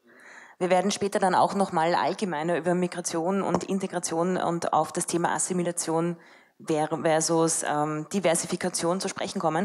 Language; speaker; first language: German; native; German